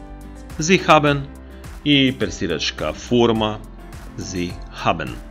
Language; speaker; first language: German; non-native, fluent; Macedonian